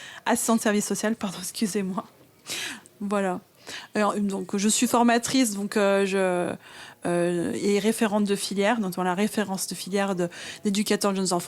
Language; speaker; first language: French; native; French